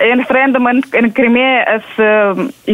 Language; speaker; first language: Spanish; non-native, learner; Ukrainian